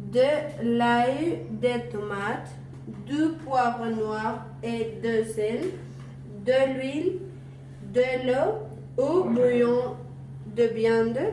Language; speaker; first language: French; non-native, learner; Spanish